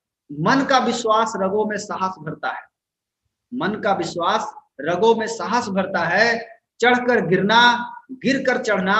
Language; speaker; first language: Hindi; native; Hindi